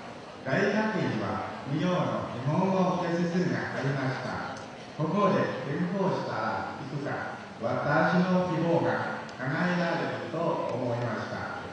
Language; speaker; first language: Japanese; non-native, learner; Lao